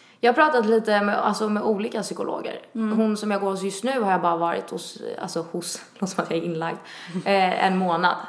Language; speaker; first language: Swedish; early bilingual, other home language; Italian